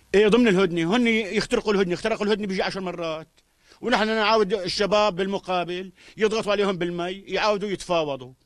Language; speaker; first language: Arabic; native; Arabic